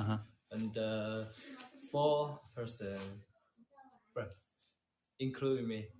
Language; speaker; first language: English; non-native, learner; Chinese